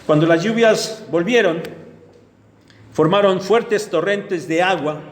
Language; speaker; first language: Spanish; native; Spanish